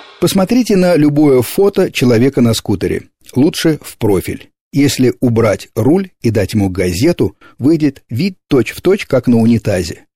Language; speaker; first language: Russian; native; Russian